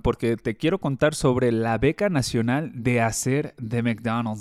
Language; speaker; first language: Spanish; early bilingual, heritage; Spanish